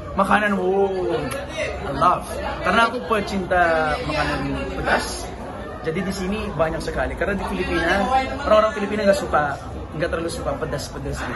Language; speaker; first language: Indonesian; non-native, fluent; Filipino